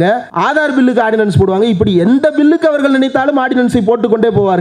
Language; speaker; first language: Tamil; native; Tamil